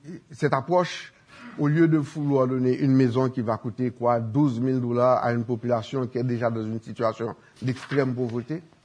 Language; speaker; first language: French; native; French